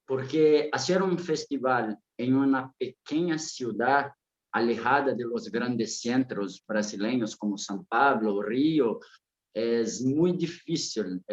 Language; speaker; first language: Spanish; non-native, fluent; Portuguese